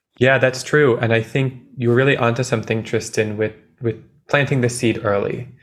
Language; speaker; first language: English; native; English